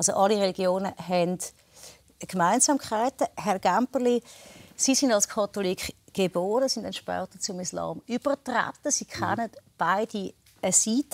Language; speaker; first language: German; native; German